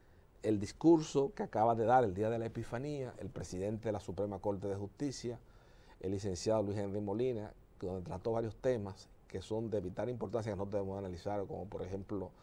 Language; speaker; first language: Spanish; native; Spanish